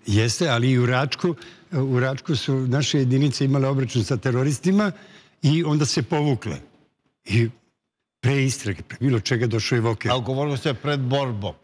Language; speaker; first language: Bosnian; native; Bosnian